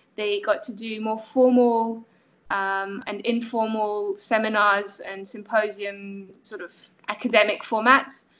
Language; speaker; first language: English; non-native, fluent; French